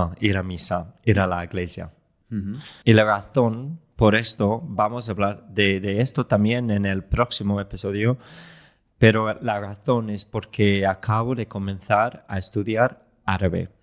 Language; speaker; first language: Spanish; non-native, fluent; English